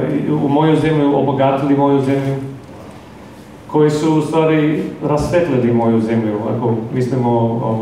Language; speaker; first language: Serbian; non-native, fluent; English